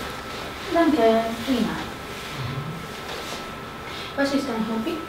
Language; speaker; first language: German; non-native, learner; Hungarian